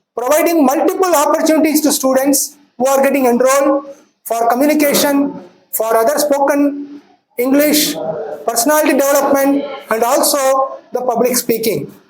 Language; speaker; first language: English; non-native, local second language; Tamil